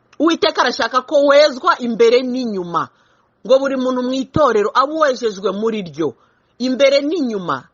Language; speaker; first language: Kinyarwanda; early bilingual, heritage; Kinyarwanda